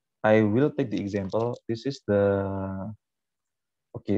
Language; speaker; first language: English; non-native, fluent; Indonesian